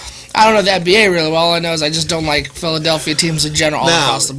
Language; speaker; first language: English; native; English